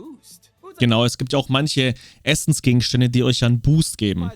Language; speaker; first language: German; native; German